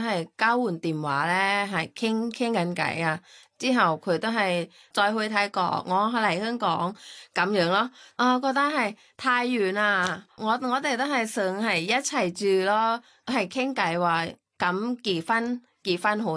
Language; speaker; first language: Cantonese; non-native, learner; Thai